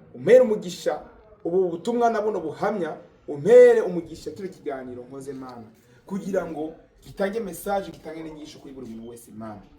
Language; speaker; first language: Kinyarwanda; early bilingual, heritage; Kinyarwanda